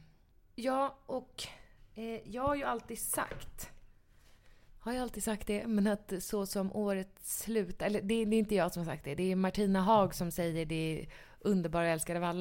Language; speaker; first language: Swedish; native; Swedish